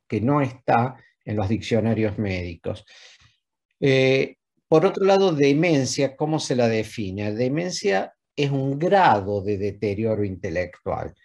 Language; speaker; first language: Spanish; native; Spanish